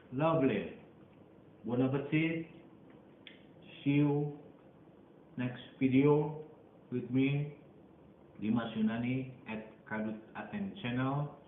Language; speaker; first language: English; non-native, learner; Indonesian